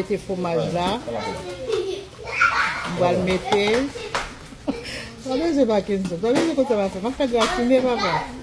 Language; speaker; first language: French; non-native, learner; Haitian Creole